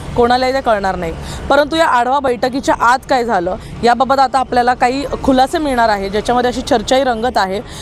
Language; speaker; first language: Marathi; native; Marathi